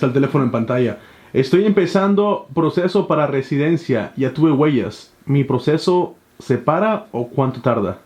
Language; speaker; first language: Spanish; native; Spanish